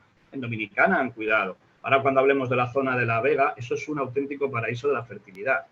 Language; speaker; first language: Spanish; native; Spanish